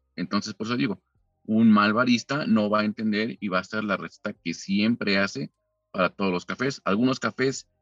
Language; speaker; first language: Spanish; native; Spanish